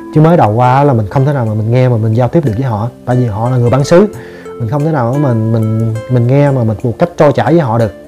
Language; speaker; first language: Vietnamese; native; Vietnamese